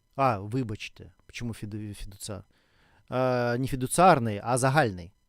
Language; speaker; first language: Ukrainian; non-native, local second language; Russian